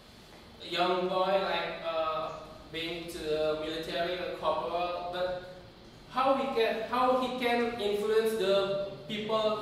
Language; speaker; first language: English; non-native, learner; Indonesian